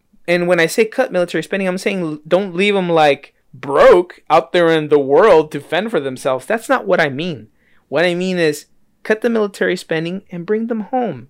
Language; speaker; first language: English; early bilingual, other home language; Spanish